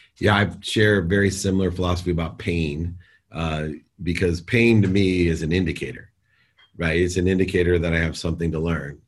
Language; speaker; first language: English; native; English